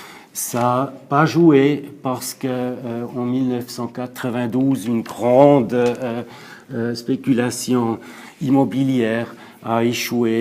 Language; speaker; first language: French; non-native, local second language; German